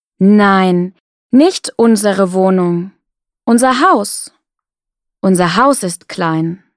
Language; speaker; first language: German; non-native, fluent; Russian